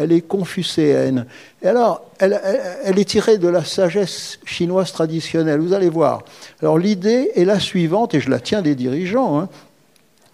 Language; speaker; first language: French; native; French